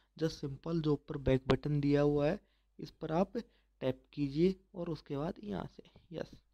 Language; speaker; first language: Hindi; native; Hindi